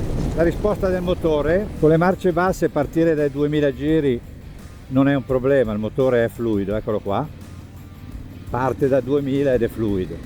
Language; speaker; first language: Italian; native; Italian